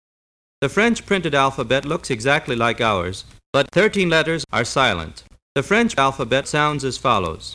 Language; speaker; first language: English; native; English